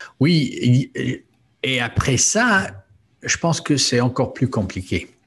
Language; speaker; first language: French; non-native, fluent; English